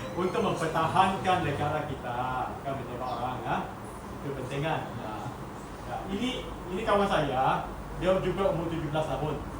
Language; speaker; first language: Malay; non-native, local second language; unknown